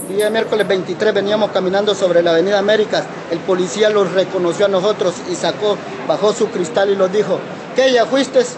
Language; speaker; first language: Spanish; native; Spanish